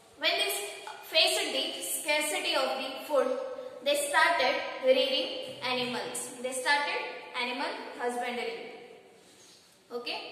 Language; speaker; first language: English; non-native, local second language; Kannada